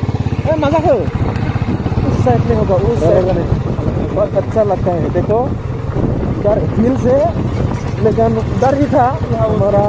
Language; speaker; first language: Hindi; non-native, local second language; Bodo